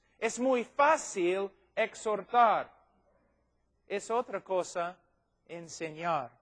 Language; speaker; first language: Spanish; non-native, fluent; English